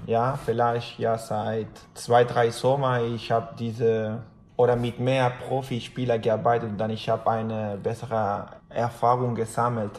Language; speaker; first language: German; non-native, fluent; Spanish